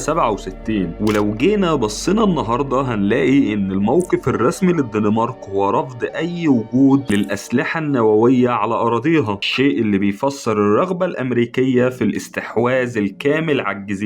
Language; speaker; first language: Arabic; native; Arabic